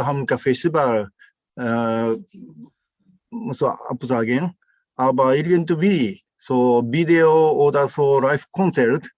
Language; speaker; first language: German; non-native, learner; Japanese